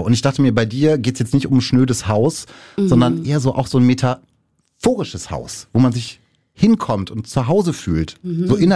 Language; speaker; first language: German; native; German